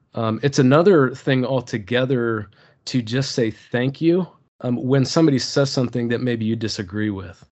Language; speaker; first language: English; early bilingual, other home language; Turkish